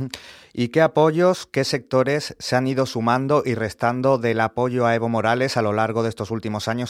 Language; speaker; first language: Spanish; native; Spanish